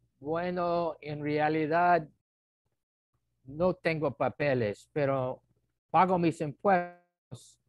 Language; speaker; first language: Spanish; non-native, fluent; English